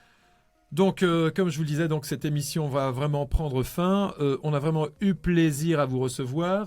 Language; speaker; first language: French; native; French